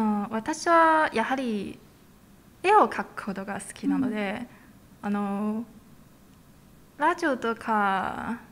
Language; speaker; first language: Japanese; non-native, fluent; Chinese